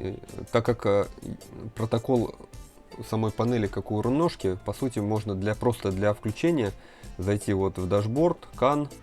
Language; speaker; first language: Russian; native; Russian